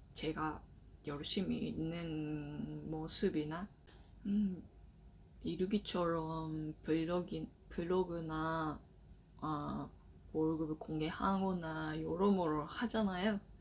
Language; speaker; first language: Korean; non-native, learner; Japanese